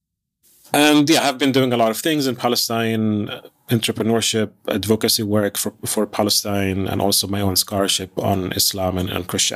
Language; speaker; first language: English; non-native, fluent; Arabic